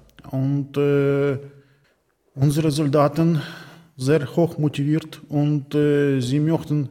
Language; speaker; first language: German; non-native, learner; Ukrainian